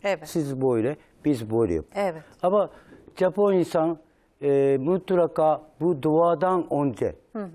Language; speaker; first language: Turkish; non-native, learner; Japanese